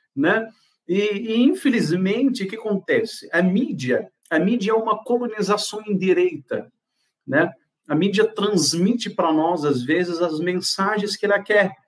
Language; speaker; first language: Portuguese; non-native, fluent; Arabic